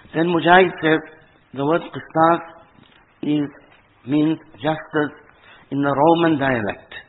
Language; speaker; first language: English; native; English